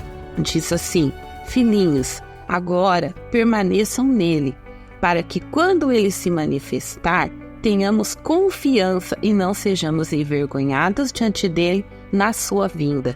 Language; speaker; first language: Portuguese; native; Portuguese